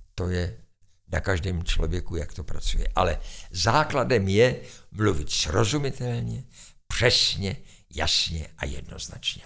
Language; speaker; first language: Czech; native; Czech